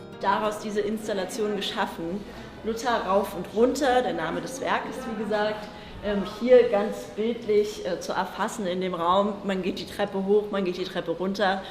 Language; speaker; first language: German; native; German